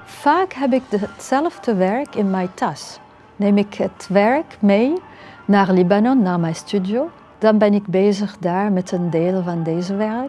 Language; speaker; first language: Dutch; non-native, fluent; Arabic